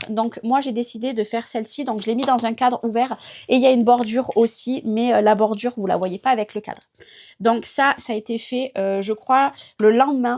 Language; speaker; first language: French; native; French